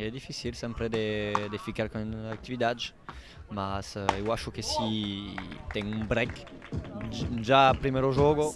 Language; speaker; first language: Portuguese; non-native, learner; Italian